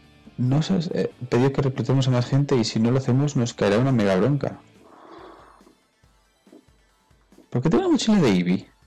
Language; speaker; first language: Spanish; native; Spanish